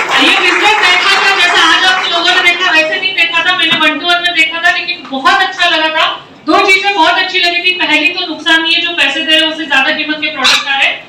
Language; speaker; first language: Hindi; non-native, local second language; Marathi